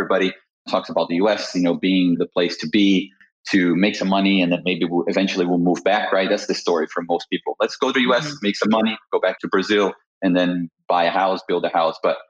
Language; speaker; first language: English; non-native, fluent; Portuguese